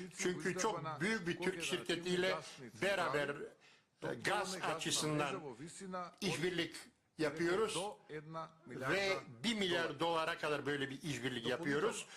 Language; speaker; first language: Turkish; non-native, learner; Macedonian